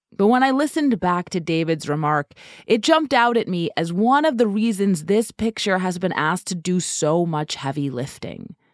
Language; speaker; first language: English; non-native, fluent; German